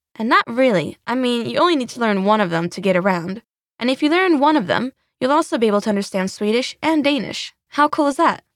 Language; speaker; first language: English; non-native, fluent; Swedish